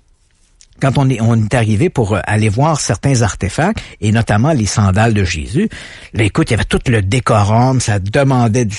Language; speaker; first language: French; native; French